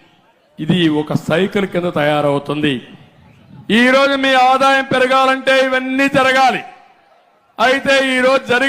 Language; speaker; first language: Telugu; native; Telugu